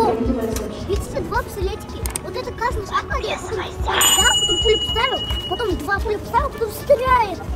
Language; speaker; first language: Russian; non-native, local second language; Kazakh